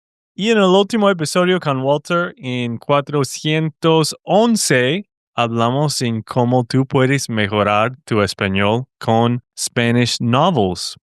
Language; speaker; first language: Spanish; non-native, fluent; English